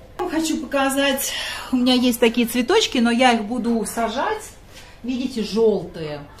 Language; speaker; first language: Russian; non-native, local second language; Latvian